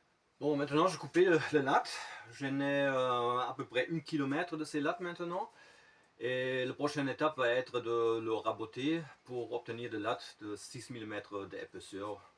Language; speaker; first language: French; non-native, fluent; German